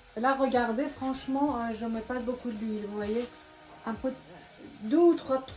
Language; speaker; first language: French; non-native, fluent; Persian